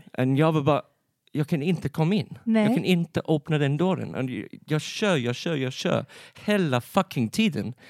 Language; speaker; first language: Swedish; non-native, learner; English